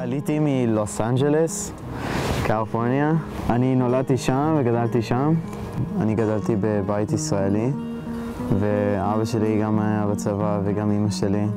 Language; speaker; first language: Hebrew; early bilingual, heritage; Hebrew